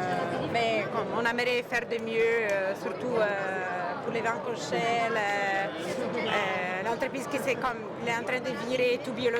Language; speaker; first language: French; non-native, fluent; Italian